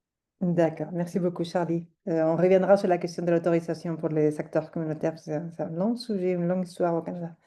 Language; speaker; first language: French; non-native, fluent; Spanish